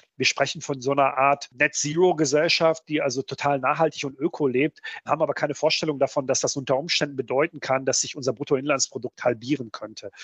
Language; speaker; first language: German; early bilingual, other home language; Bosnian